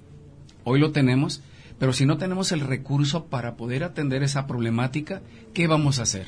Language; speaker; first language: Spanish; native; Spanish